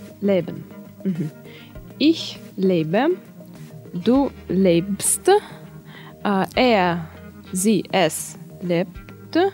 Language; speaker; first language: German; non-native, learner; Russian